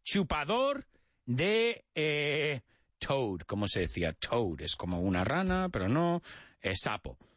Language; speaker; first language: Spanish; early bilingual, other home language; English